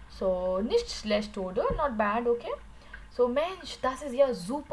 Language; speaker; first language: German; non-native, learner; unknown